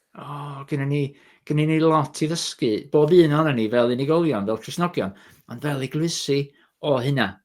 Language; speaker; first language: Welsh; native; Welsh